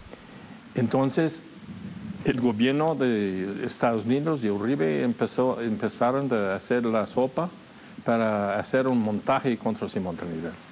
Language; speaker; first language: Spanish; non-native, fluent; English